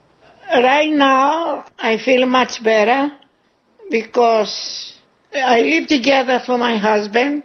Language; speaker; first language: English; non-native, learner; Greek